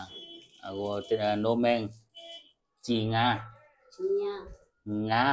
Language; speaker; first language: Portuguese; non-native, learner; Vietnamese